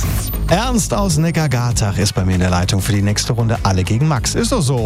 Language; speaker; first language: German; native; German